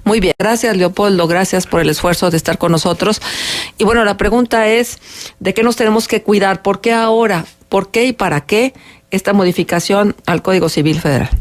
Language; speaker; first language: Spanish; native; Spanish